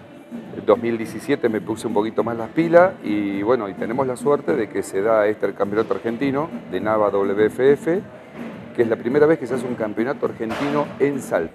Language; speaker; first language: Spanish; native; Spanish